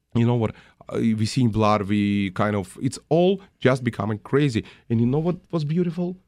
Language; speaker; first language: English; non-native, fluent; Russian